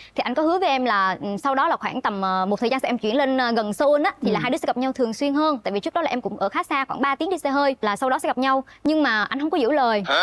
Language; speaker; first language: Vietnamese; native; Vietnamese